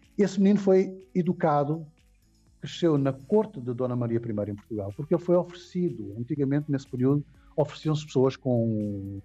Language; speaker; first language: Portuguese; non-native, local second language; Kabuverdianu